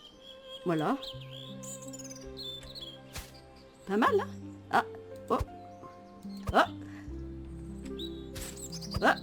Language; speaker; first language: French; native; French